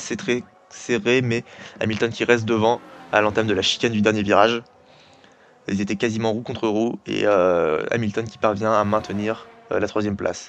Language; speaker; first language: French; native; French